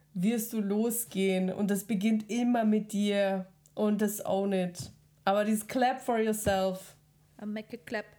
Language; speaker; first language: German; early bilingual, other home language; Russian